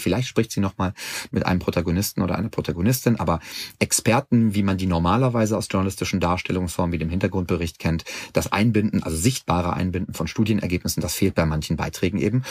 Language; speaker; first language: German; native; German